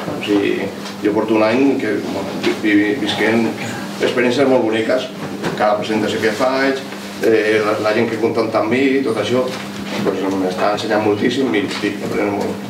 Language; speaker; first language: Catalan; non-native, local second language; Spanish